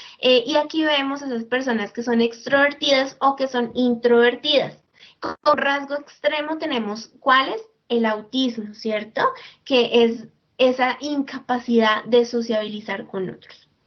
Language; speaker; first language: Spanish; native; Spanish